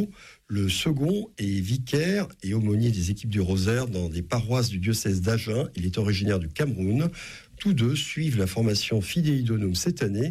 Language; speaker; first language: French; native; French